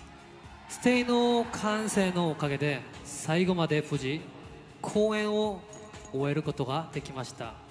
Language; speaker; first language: Japanese; non-native, learner; Korean